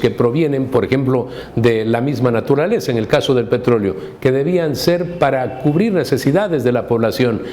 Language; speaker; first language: Spanish; native; Spanish